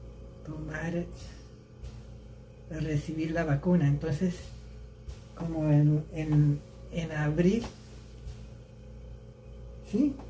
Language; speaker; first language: Spanish; early bilingual, heritage; Spanish